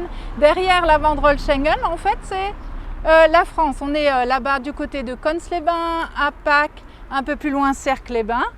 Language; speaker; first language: French; native; French